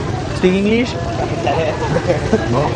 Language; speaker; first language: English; non-native, learner; French